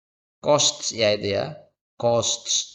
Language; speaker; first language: English; non-native, fluent; Indonesian